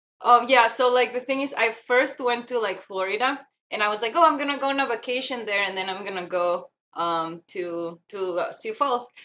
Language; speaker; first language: English; non-native, fluent; Spanish